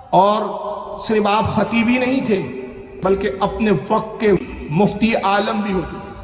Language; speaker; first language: Urdu; native; Urdu